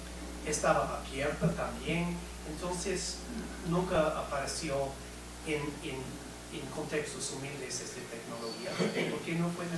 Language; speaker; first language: Spanish; non-native, fluent; English